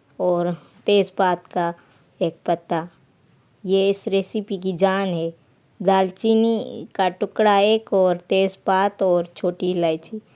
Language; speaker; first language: Urdu; non-native, local second language; Sindhi